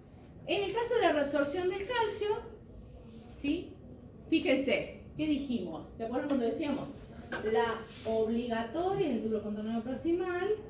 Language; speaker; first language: Spanish; native; Spanish